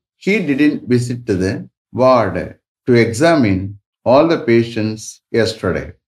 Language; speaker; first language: English; non-native, local second language; Tamil